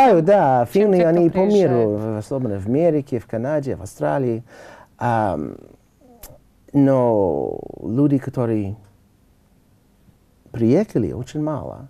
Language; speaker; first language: Russian; non-native, learner; English